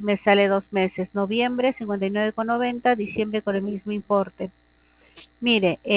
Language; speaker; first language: Spanish; native; Spanish